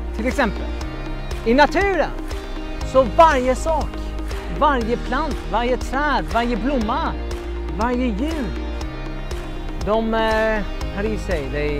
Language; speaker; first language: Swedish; non-native, learner; English